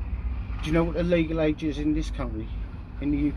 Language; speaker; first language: English; native; English